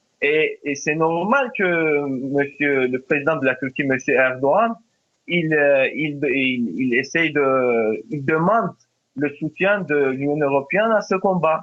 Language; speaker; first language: French; non-native, fluent; Turkish